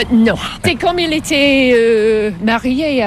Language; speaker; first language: French; non-native, fluent; English